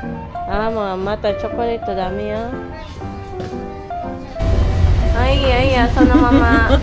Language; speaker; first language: Japanese; non-native, learner; Filipino